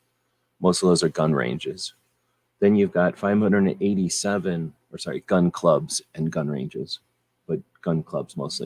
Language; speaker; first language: English; native; English